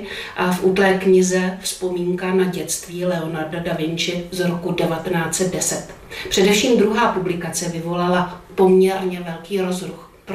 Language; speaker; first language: Czech; native; Czech